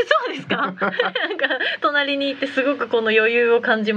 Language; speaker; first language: Japanese; native; Japanese